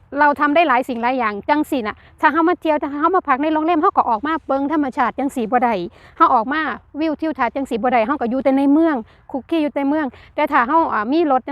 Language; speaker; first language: Thai; non-native, local second language; Lao